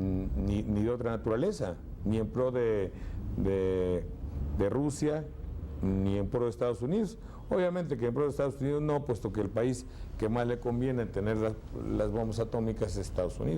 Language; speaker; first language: Spanish; native; Spanish